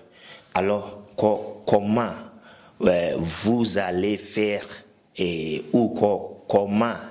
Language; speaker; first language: French; non-native, fluent; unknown